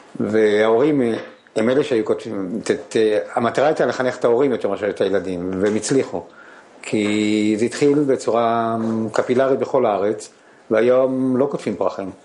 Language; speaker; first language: Hebrew; non-native, fluent; Spanish